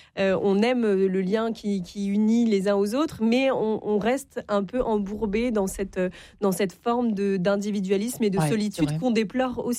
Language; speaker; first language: French; native; French